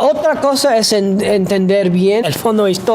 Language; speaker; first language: Spanish; non-native, fluent; English